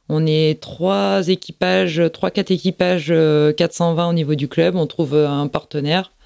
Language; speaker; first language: French; native; French